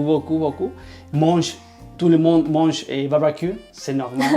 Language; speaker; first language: French; non-native, learner; Spanish